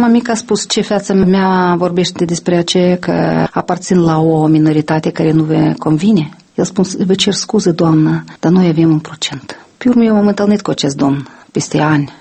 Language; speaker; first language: Romanian; non-native, local second language; Russian